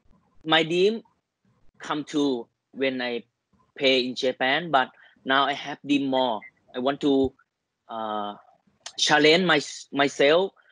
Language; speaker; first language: English; non-native, learner; Thai